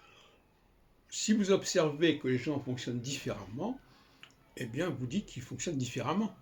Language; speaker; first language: French; native; French